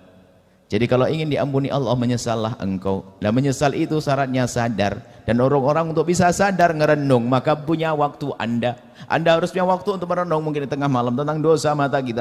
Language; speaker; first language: Indonesian; native; Indonesian